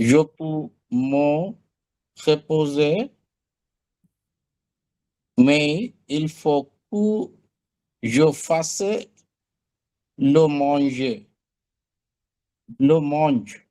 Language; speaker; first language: French; non-native, learner; Bangla